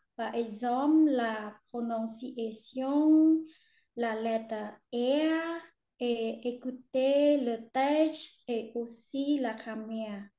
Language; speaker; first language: French; non-native, learner; Khmer